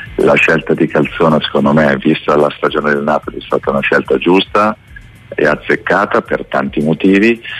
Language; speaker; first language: Italian; native; Italian